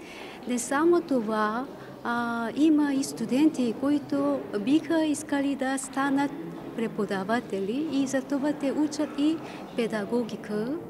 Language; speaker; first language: Bulgarian; non-native, fluent; Korean